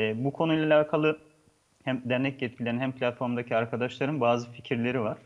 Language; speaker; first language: Turkish; native; Turkish